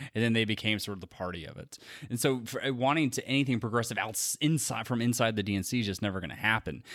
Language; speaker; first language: English; native; English